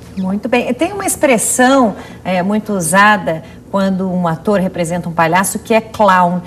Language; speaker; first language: Portuguese; native; Portuguese